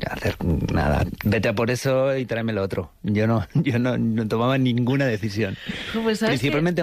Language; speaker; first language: Spanish; native; Spanish